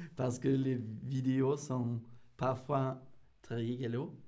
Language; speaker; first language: French; non-native, learner; English